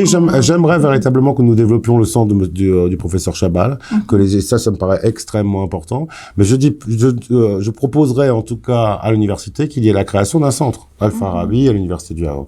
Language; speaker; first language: French; native; French